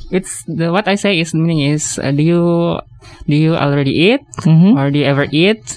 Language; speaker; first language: English; non-native, fluent; Indonesian